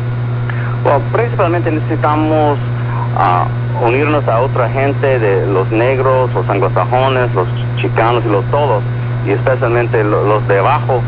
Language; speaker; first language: Spanish; early bilingual, heritage; Spanish